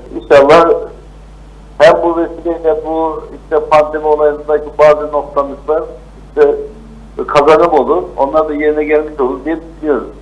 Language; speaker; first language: Turkish; native; Turkish